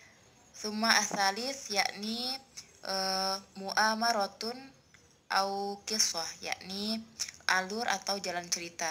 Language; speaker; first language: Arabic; non-native, learner; Indonesian